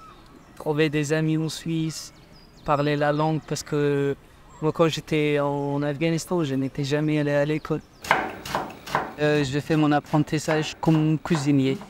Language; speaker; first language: French; non-native, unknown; Persian